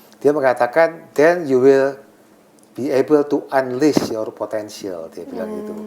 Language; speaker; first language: Indonesian; native; Indonesian